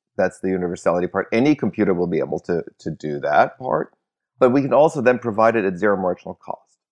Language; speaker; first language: English; early bilingual, other home language; German